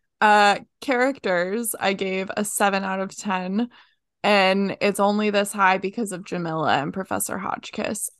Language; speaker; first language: English; native; English